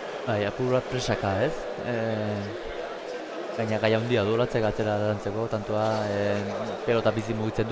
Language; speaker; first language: Basque; native; Basque